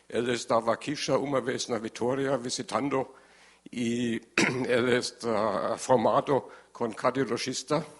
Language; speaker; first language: Portuguese; non-native, learner; German